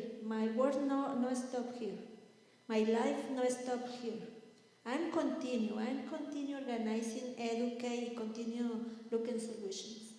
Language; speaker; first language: English; non-native, learner; Spanish